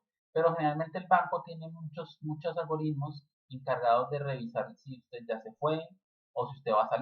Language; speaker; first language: Spanish; native; Spanish